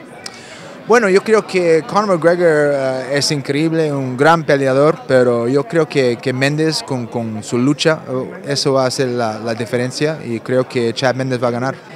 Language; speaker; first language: Spanish; non-native, fluent; English